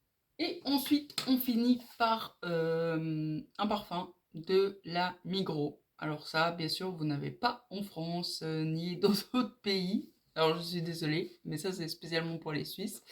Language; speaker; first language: French; native; French